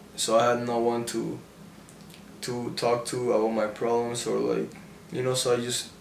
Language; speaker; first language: English; early bilingual, other home language; Spanish